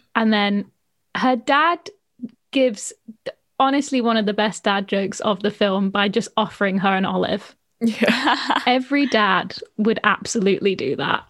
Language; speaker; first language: English; native; English